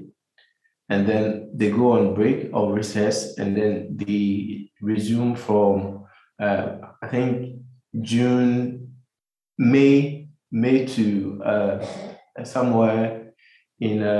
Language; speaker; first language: English; non-native, local second language; Akan